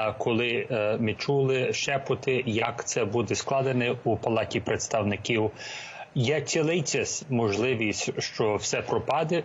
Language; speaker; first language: Ukrainian; early bilingual, heritage; Ukrainian